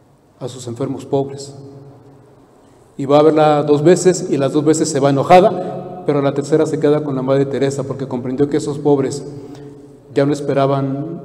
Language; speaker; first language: Spanish; native; Spanish